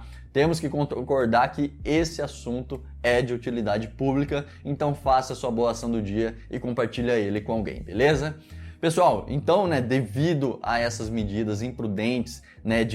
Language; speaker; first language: Portuguese; native; Portuguese